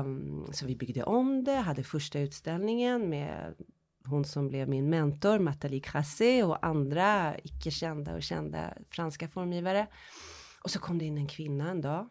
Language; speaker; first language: Swedish; early bilingual, heritage; Swedish